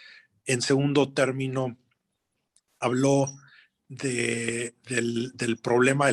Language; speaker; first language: Spanish; native; Spanish